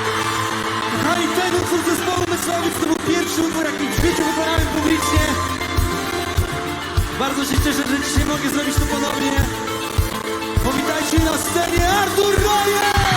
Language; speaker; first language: Polish; native; Polish